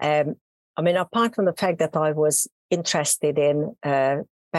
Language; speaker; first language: English; non-native, fluent; Hungarian